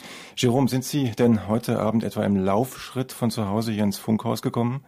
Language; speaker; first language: German; native; German